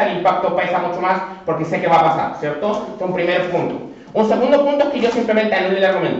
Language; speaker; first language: Spanish; native; Spanish